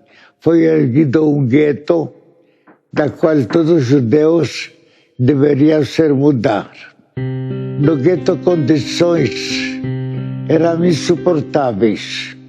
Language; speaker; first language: Portuguese; non-native, fluent; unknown